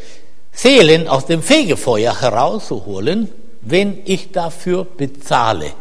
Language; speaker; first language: German; non-native, fluent; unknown